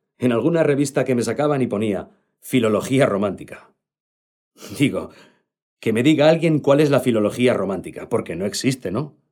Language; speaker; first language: Spanish; non-native, local second language; Catalan